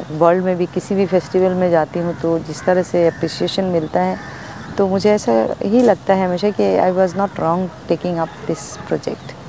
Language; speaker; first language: Hindi; non-native, local second language; Bangla